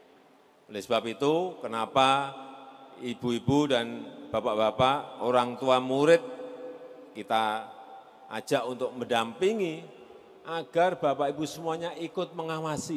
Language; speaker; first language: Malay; non-native, local second language; Javanese